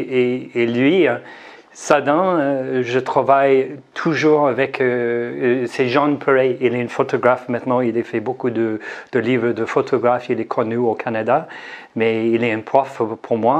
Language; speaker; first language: French; non-native, learner; English